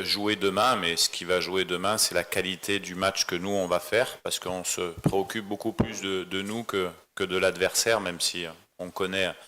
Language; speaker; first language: French; native; French